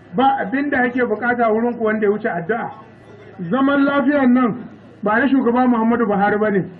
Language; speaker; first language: Hausa; native; Hausa